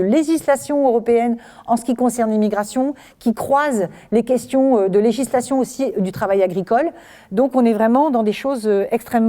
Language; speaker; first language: French; native; French